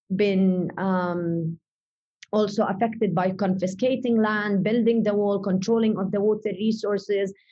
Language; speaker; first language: English; early bilingual, other home language; Arabic